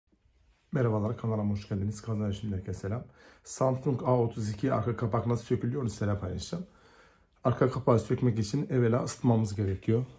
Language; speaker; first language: Turkish; native; Turkish